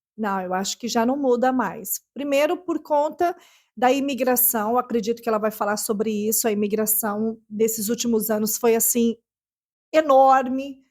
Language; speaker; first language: Portuguese; native; Portuguese